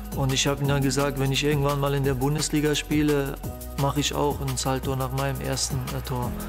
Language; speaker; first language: German; early bilingual, other home language; Polish